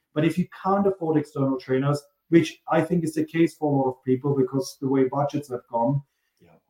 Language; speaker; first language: English; non-native, fluent; German